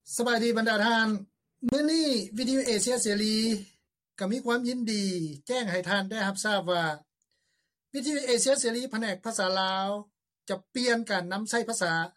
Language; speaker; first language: Lao; native; Lao